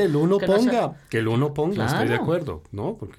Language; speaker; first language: Spanish; native; Spanish